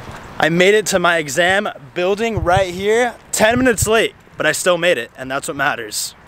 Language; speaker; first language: English; native; English